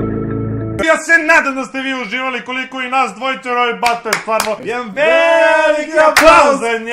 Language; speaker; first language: Serbian; native; Serbian